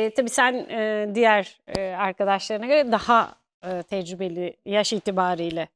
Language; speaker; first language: Turkish; native; Turkish